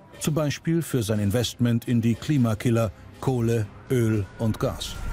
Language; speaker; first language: German; native; German